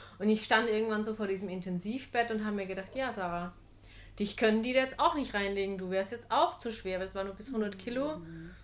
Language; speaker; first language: German; native; German